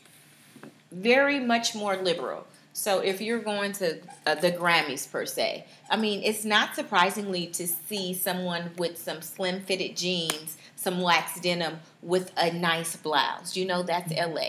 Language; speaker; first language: English; native; English